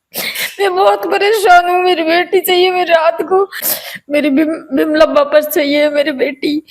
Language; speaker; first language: Hindi; non-native, local second language; Marwari